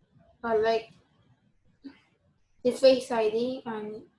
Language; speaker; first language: English; non-native, learner; Korean